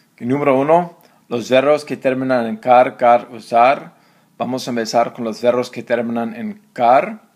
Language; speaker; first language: Spanish; non-native, fluent; English